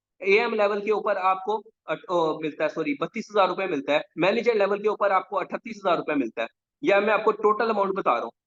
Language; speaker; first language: Urdu; non-native, local second language; Punjabi